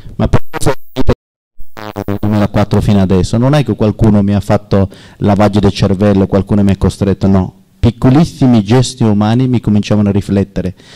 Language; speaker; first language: Italian; non-native, learner; Persian